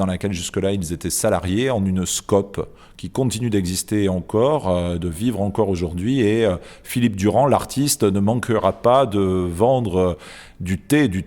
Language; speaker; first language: French; native; French